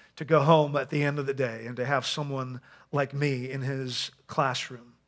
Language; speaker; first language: English; non-native, fluent; Dutch